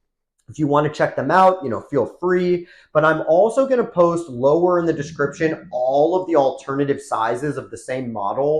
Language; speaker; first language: English; native; English